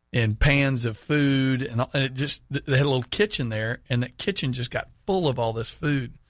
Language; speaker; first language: English; native; English